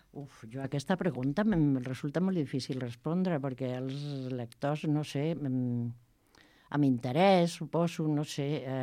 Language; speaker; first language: Catalan; non-native, local second language; Spanish